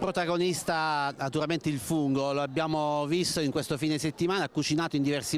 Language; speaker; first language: Italian; native; Italian